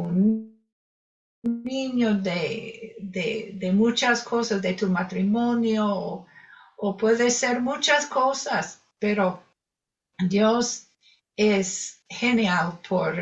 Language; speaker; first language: Spanish; non-native, fluent; English